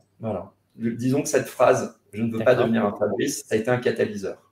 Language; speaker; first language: French; native; French